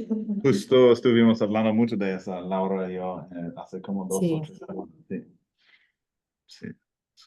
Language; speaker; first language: Spanish; non-native, fluent; English